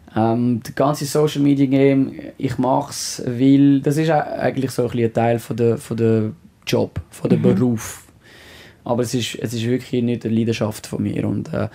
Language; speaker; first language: German; non-native, fluent; French